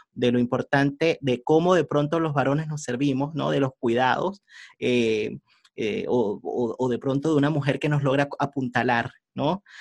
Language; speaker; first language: Spanish; native; Spanish